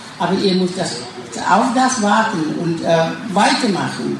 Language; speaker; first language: German; non-native, learner; Thai